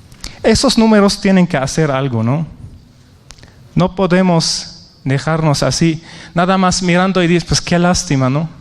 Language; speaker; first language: Spanish; non-native, fluent; Arabic